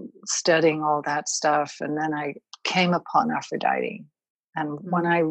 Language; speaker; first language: English; native; English